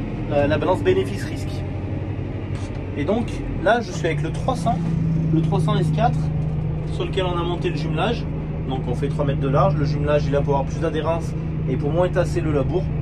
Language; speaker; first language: French; native; French